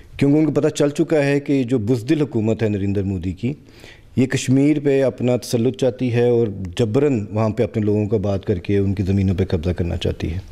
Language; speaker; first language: Urdu; non-native, local second language; Punjabi